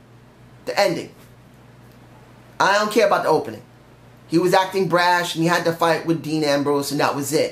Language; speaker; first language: English; native; English